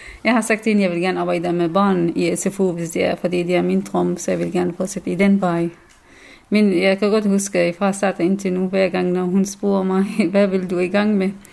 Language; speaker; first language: Danish; non-native, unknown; Kurdish